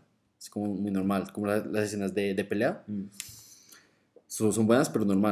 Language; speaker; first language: Spanish; native; Spanish